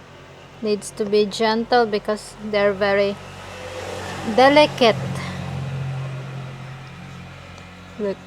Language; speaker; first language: English; non-native, local second language; Filipino